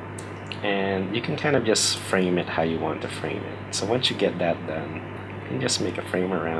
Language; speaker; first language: English; native; English